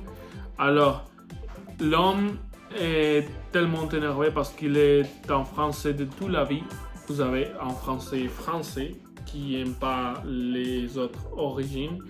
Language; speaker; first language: French; non-native, learner; Spanish